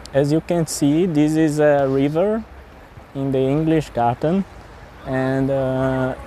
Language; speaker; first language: English; non-native, fluent; Portuguese